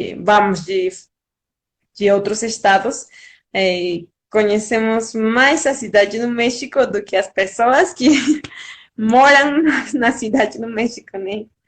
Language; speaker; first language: Portuguese; non-native, fluent; Spanish